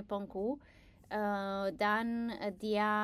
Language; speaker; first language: Indonesian; non-native, learner; English